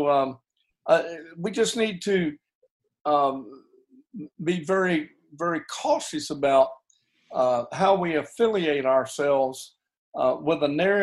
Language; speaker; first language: English; native; English